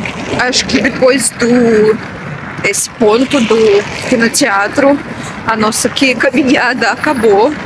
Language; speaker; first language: Portuguese; non-native, learner; Russian